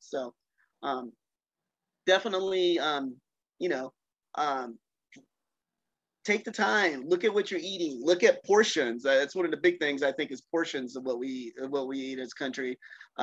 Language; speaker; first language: English; native; English